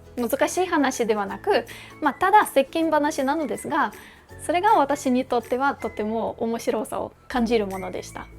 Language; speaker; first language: Japanese; non-native, fluent; Russian